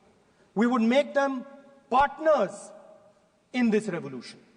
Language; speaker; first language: English; non-native, local second language; Hindi